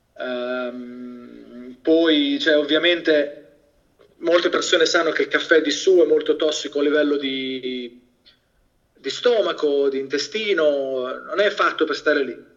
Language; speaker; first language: Italian; native; Italian